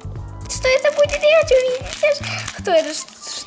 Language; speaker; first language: Russian; early bilingual, heritage; Russian